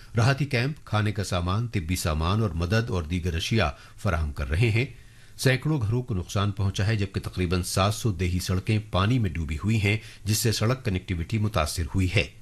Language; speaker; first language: Urdu; native; Urdu